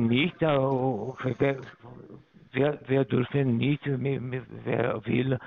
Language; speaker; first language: German; non-native, fluent; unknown